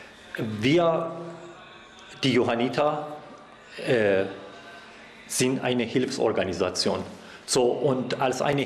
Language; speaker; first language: German; non-native, fluent; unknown